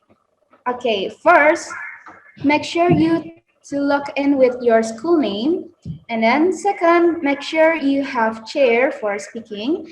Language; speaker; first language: English; non-native, learner; Indonesian